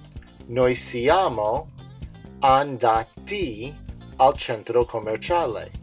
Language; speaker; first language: Italian; non-native, fluent; English